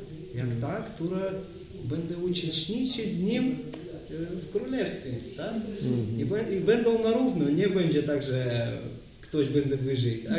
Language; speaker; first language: Polish; non-native, learner; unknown